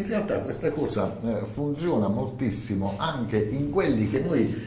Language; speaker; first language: Italian; native; Italian